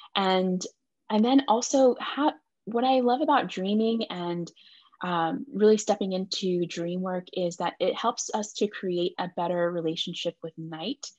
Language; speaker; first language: English; native; English